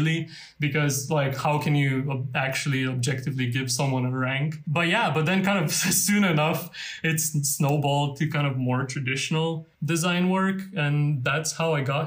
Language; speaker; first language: English; non-native, fluent; Lithuanian